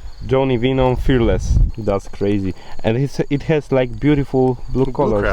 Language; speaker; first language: English; non-native, fluent; Polish